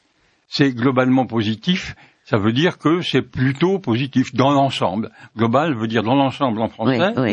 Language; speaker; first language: French; native; French